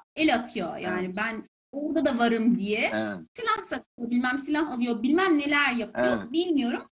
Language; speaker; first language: Turkish; non-native, fluent; Persian